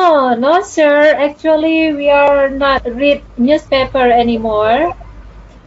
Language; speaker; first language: English; non-native, learner; Indonesian